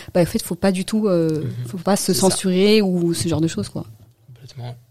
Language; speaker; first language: French; native; French